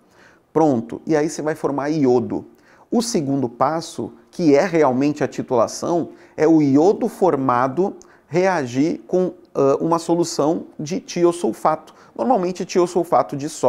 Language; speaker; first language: Portuguese; native; Portuguese